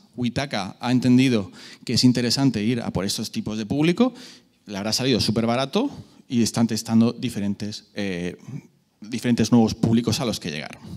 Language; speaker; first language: Spanish; native; Spanish